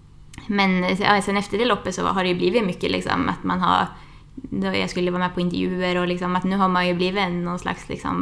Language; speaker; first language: Swedish; native; Swedish